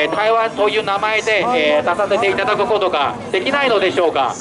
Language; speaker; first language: Japanese; non-native, fluent; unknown